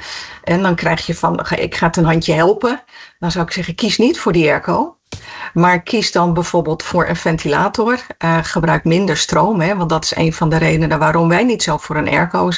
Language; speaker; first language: Dutch; native; Dutch